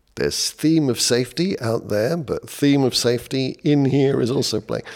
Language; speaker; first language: English; native; English